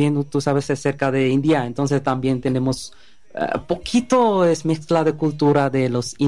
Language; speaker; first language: Spanish; non-native, learner; Bangla